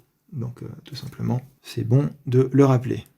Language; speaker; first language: French; native; French